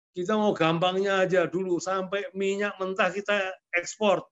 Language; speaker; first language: Indonesian; native; Indonesian